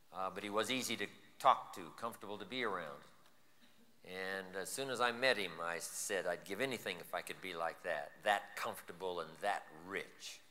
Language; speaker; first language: English; native; English